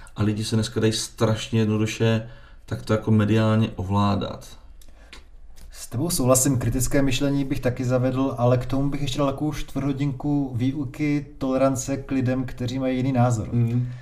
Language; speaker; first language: Czech; native; Czech